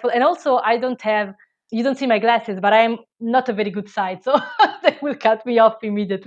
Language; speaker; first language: English; non-native, fluent; Italian